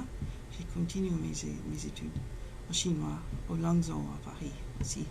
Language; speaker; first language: French; non-native, fluent; English